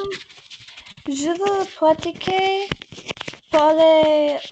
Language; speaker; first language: French; non-native, learner; English